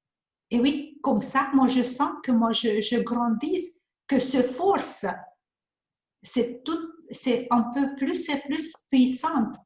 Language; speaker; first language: French; non-native, learner; Hungarian